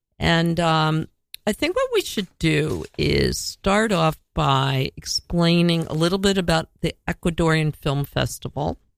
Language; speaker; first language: English; native; English